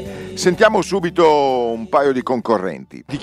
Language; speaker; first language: Italian; native; Italian